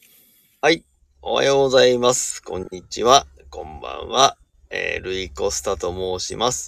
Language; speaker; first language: Japanese; native; Japanese